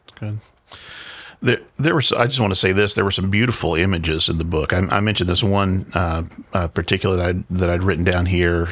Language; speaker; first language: English; native; English